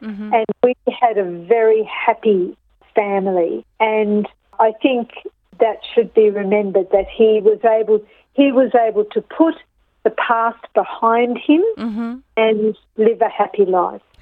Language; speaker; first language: English; native; English